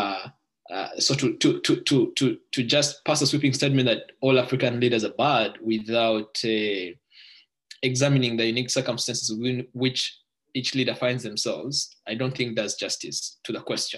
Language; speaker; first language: English; non-native, local second language; Ganda